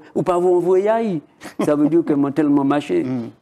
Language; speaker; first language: French; native; French